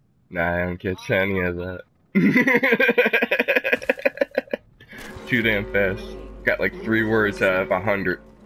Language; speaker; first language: English; native; English